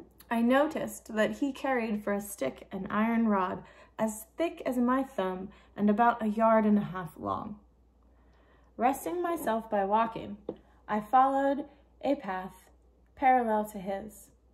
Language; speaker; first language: English; native; English